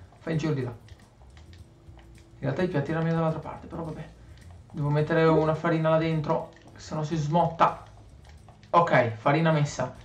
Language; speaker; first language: Italian; native; Italian